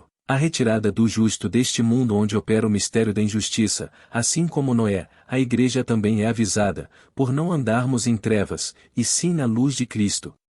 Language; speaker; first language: Portuguese; native; Portuguese